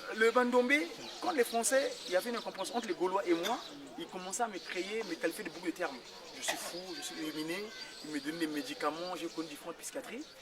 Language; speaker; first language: French; non-native, local second language; Kongo